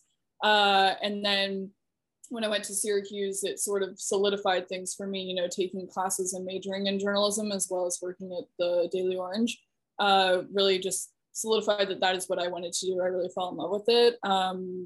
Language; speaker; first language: English; native; English